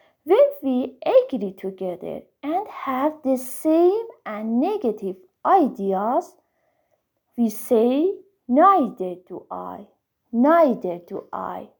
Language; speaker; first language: English; non-native, fluent; Persian